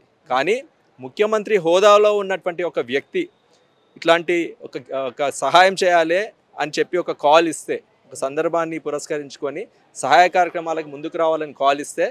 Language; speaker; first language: Telugu; native; Telugu